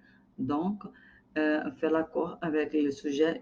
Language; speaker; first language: French; non-native, fluent; Portuguese